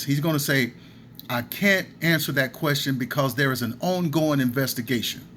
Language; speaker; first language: English; native; English